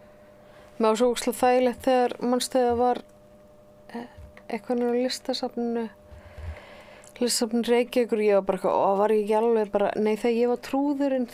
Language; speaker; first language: Icelandic; native; Icelandic